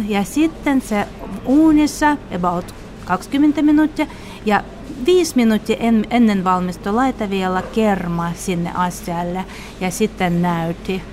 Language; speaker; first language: Finnish; non-native, learner; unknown